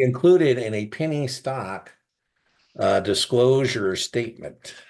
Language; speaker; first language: English; native; English